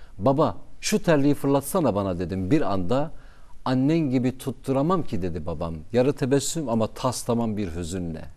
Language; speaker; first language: Turkish; non-native, local second language; Kurdish